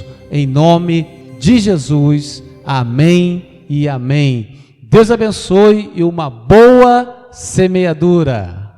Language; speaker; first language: Portuguese; native; Portuguese